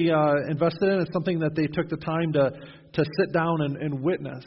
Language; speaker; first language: English; native; English